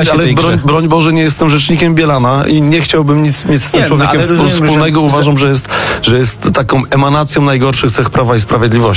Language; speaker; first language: Polish; native; Polish